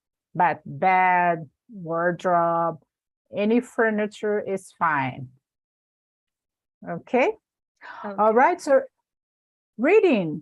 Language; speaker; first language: English; non-native, fluent; Portuguese